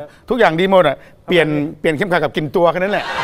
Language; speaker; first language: Thai; native; Thai